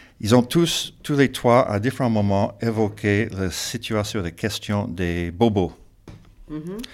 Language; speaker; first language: French; non-native, fluent; English